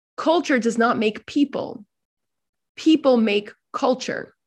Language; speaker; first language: English; native; English